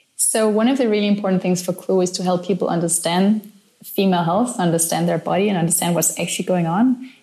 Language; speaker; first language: English; non-native, fluent; Danish